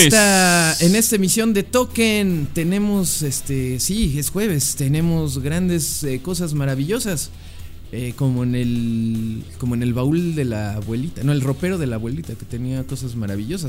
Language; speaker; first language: Spanish; native; Spanish